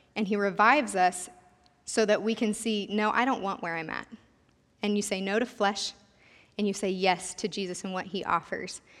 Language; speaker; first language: English; native; English